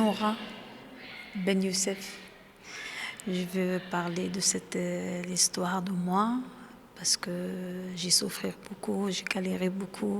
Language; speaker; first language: French; non-native, learner; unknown